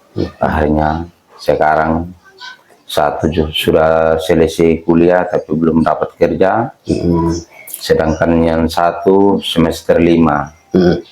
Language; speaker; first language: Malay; non-native, local second language; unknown